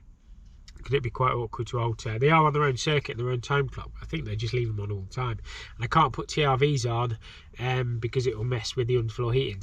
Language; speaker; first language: English; native; English